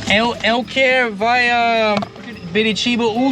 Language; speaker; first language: Portuguese; non-native, learner; English